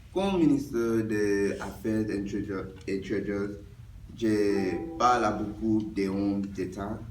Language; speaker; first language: French; non-native, learner; English